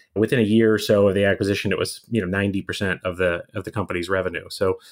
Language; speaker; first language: English; native; English